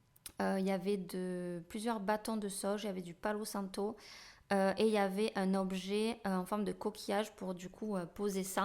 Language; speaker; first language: French; native; French